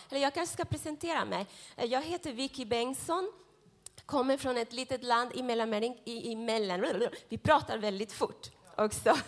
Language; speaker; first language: Swedish; non-native, fluent; Spanish